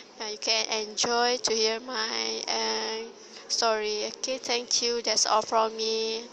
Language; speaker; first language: English; non-native, learner; Malay